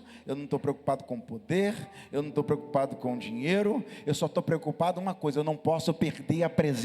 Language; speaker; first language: Portuguese; native; Portuguese